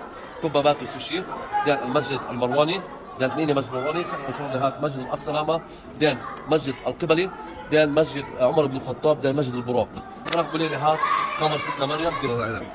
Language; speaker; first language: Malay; non-native, learner; Arabic